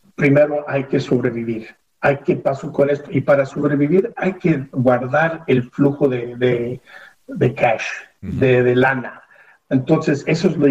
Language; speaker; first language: Spanish; early bilingual, heritage; Spanish